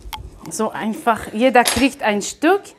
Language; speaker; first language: German; non-native, fluent; Aramaic